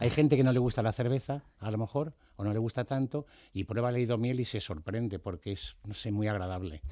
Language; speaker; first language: Spanish; native; Spanish